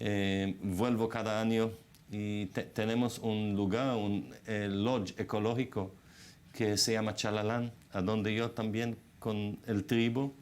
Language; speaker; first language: Spanish; non-native, fluent; Hebrew